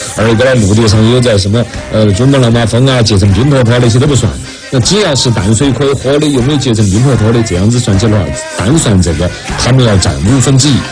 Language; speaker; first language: Chinese; native; Chinese